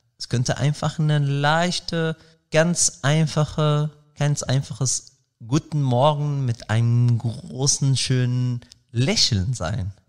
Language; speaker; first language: German; non-native, fluent; Arabic